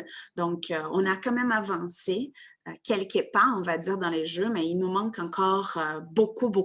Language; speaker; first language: French; non-native, fluent; Portuguese